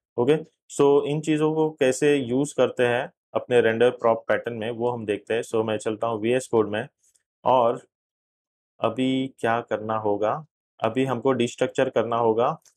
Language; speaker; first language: Hindi; native; Hindi